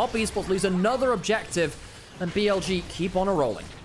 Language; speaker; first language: English; native; English